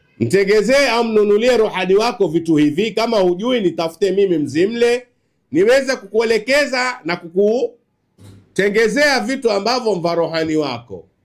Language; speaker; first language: Swahili; native; Swahili